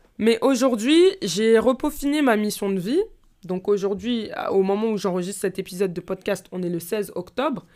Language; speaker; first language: French; native; French